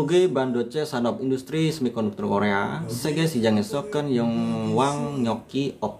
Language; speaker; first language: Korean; non-native, fluent; Indonesian